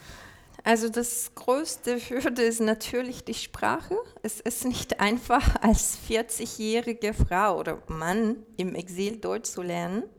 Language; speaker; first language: German; non-native, fluent; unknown